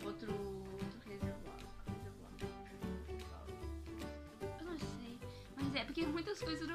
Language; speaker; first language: Portuguese; early bilingual, heritage; Portuguese